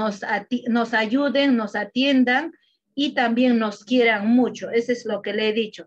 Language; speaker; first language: Spanish; non-native, local second language; Quechua